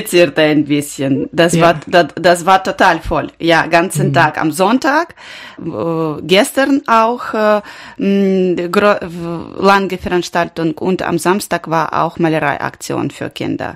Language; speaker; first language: German; non-native, learner; Ukrainian